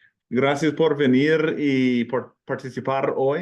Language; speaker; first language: Spanish; non-native, fluent; English